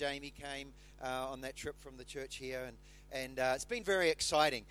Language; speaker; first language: English; native; English